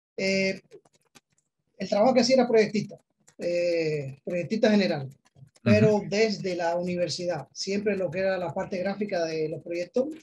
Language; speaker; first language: Spanish; native; Spanish